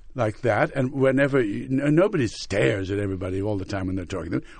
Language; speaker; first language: English; native; English